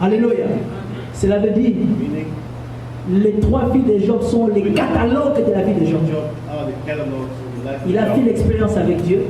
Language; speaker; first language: French; non-native, local second language; Lingala